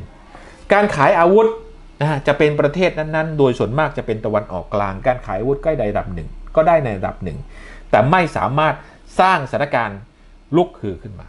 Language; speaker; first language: Thai; native; Thai